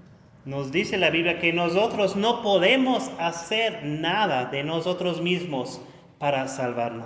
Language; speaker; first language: Spanish; non-native, fluent; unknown